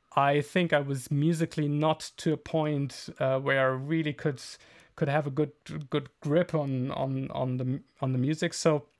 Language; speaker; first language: English; non-native, fluent; German